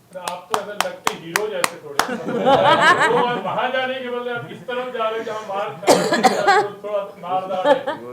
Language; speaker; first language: Hindi; native; Hindi